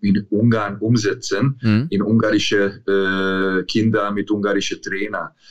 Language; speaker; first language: German; non-native, learner; Hungarian